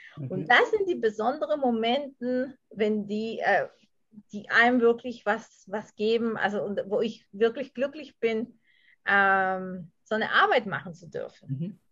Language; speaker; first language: German; non-native, fluent; Spanish